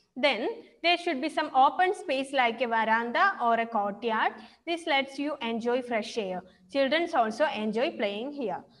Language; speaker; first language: English; non-native, local second language; Malayalam